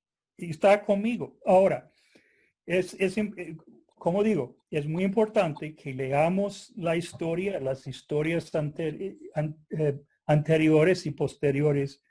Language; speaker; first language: Spanish; non-native, fluent; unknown